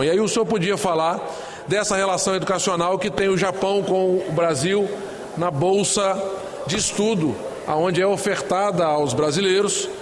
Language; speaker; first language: Portuguese; native; Portuguese